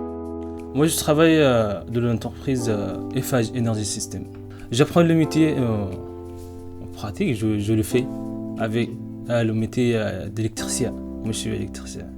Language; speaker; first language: French; non-native, learner; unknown